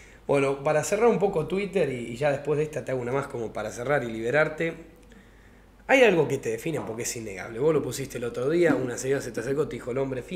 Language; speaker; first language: Spanish; native; Spanish